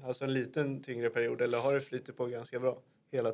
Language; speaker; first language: Swedish; native; Swedish